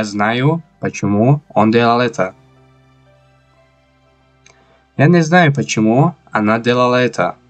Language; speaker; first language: Russian; non-native, local second language; Tajik